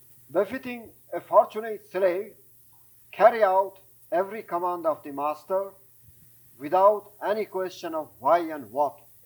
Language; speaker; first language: English; non-native, fluent; Persian